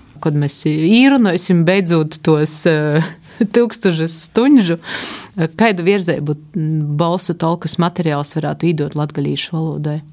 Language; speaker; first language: Latvian; native; Latvian